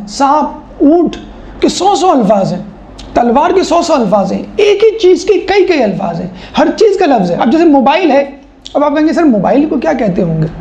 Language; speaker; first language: Urdu; native; Urdu